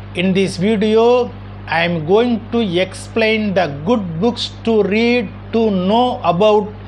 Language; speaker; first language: English; non-native, local second language; Tamil